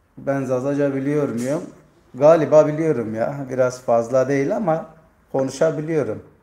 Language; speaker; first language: Turkish; non-native, local second language; Zaza